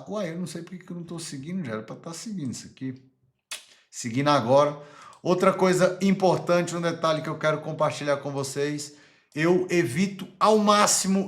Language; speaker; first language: Portuguese; native; Portuguese